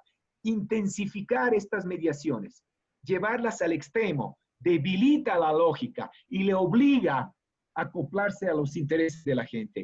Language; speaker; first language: Spanish; non-native, fluent; Serbian